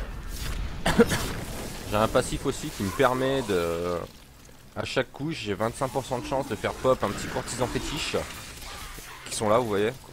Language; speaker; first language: French; native; French